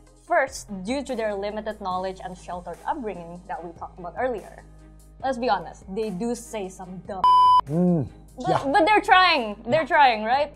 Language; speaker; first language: English; early bilingual, other home language; Indonesian